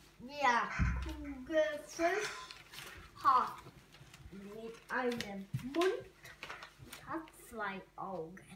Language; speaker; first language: German; non-native, learner; Hungarian